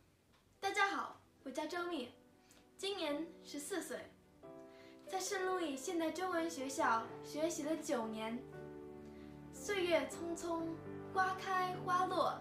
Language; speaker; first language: Chinese; early bilingual, heritage; Chinese